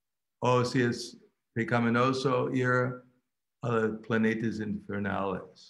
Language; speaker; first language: Spanish; non-native, fluent; English